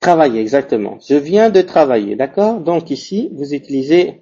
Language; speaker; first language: French; non-native, fluent; Spanish